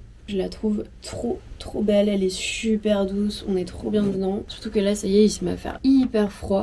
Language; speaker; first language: French; native; French